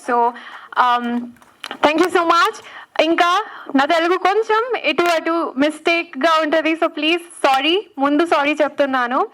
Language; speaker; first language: Telugu; non-native, learner; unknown